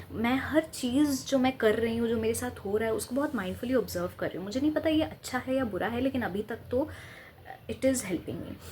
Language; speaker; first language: Hindi; non-native, local second language; Bangla